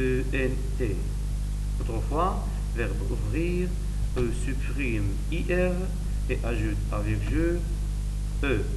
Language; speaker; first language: French; non-native, learner; Arabic